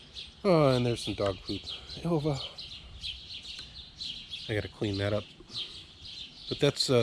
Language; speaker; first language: English; native; English